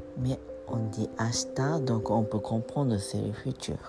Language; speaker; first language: French; non-native, fluent; Japanese